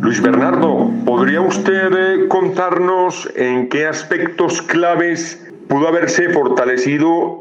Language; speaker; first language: Spanish; native; Spanish